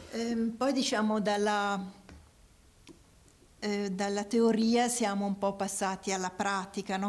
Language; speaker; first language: Italian; native; Italian